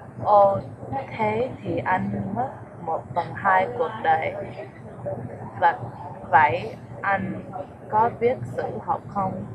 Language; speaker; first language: Vietnamese; non-native, learner; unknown